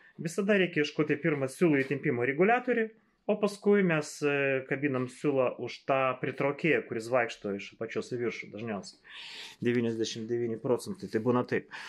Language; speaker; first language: Lithuanian; non-native, local second language; Russian